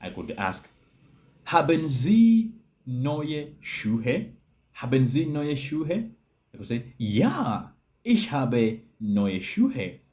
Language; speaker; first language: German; non-native, learner; English